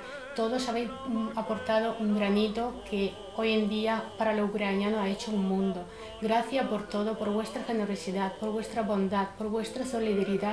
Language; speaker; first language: Spanish; non-native, fluent; Ukrainian